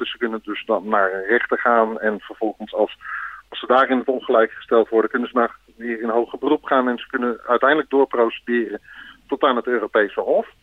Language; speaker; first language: Dutch; native; Dutch